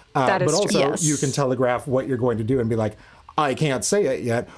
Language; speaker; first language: English; native; English